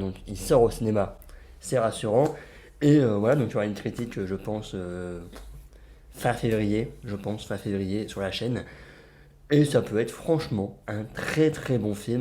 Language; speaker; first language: French; native; French